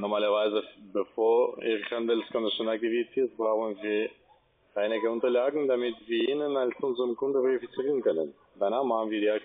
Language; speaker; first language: German; non-native, fluent; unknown